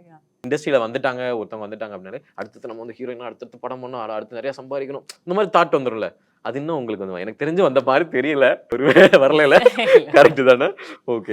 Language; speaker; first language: Tamil; native; Tamil